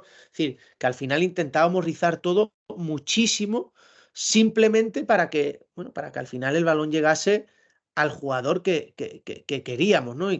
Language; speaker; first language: Spanish; native; Spanish